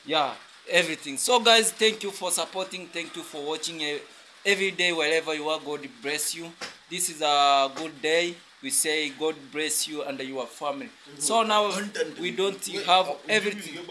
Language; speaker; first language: English; non-native, learner; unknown